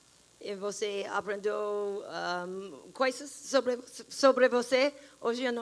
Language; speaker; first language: Portuguese; non-native, learner; English